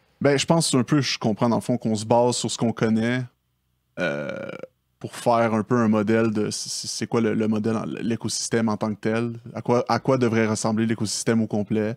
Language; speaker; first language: French; native; French